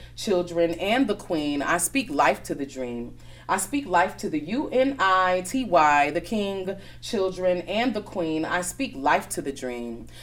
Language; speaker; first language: English; native; English